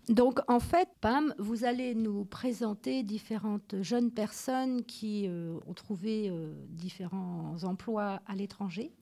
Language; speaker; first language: French; native; French